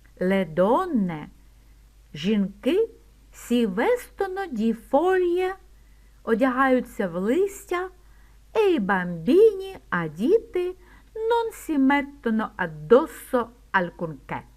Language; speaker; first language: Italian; non-native, fluent; Ukrainian